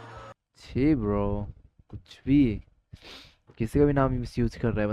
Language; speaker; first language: Hindi; native; Hindi